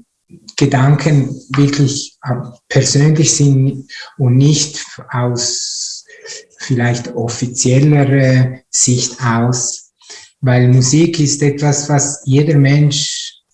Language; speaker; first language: German; non-native, fluent; Italian